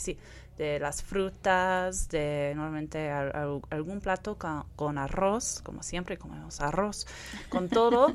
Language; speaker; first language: Spanish; non-native, fluent; English